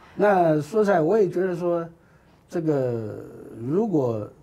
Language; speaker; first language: Chinese; native; Chinese